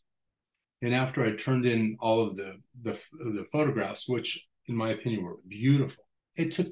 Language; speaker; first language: English; native; English